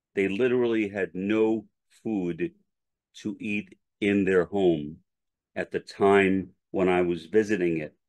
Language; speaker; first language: English; native; English